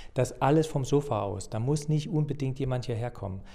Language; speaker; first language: German; native; German